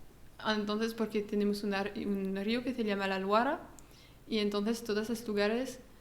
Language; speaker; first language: Spanish; non-native, learner; French